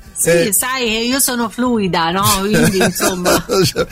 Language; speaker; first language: Italian; native; Italian